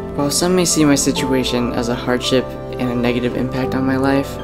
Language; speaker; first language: English; native; English